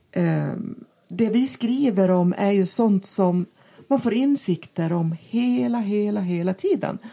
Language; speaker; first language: Swedish; native; Swedish